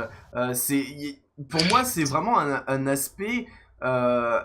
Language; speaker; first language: French; native; French